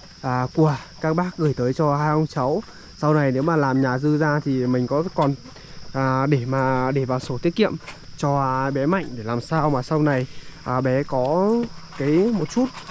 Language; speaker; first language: Vietnamese; native; Vietnamese